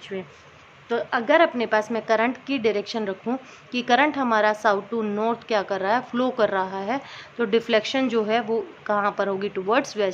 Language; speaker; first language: Hindi; native; Hindi